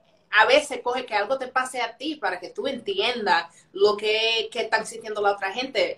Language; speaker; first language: Spanish; early bilingual, other home language; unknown